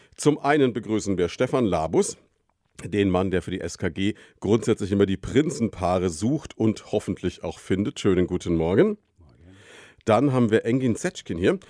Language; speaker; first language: German; native; German